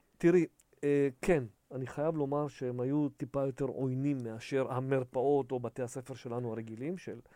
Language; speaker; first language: Hebrew; early bilingual, other home language; Russian